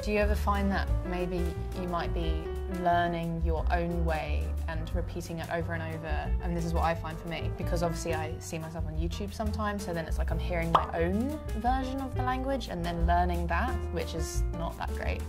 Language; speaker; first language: English; native; English